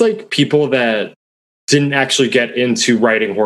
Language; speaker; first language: English; native; English